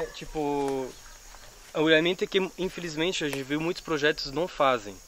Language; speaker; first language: Portuguese; non-native, fluent; French